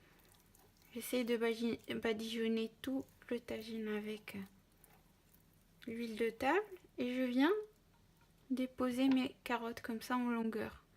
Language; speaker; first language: French; non-native, local second language; Arabic